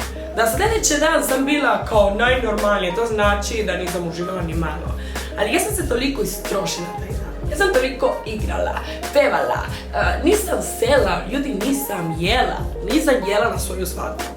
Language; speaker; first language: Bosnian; non-native, fluent; Spanish